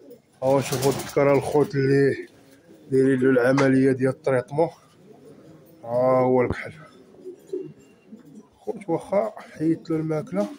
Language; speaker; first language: Arabic; native; Arabic